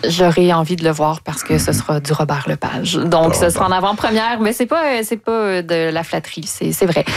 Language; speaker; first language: French; native; French